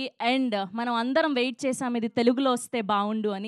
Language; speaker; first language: Telugu; native; Telugu